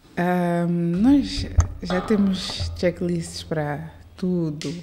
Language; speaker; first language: Portuguese; early bilingual, heritage; Portuguese